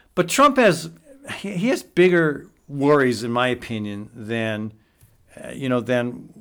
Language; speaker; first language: English; native; English